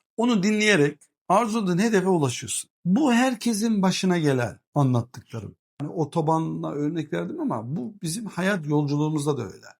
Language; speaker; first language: Turkish; early bilingual, heritage; Turkish